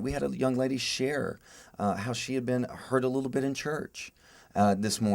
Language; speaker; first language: English; native; English